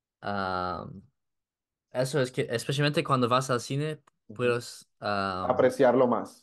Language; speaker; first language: Spanish; non-native, learner; English